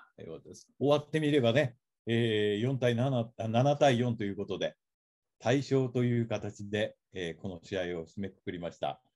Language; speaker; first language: Japanese; native; Japanese